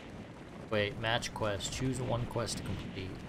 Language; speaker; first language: English; native; English